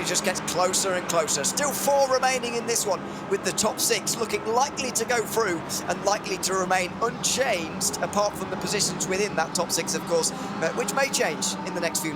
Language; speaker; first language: English; native; English